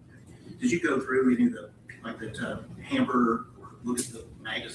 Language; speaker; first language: English; native; English